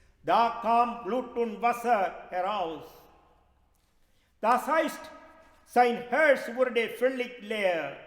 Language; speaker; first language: German; non-native, fluent; Malayalam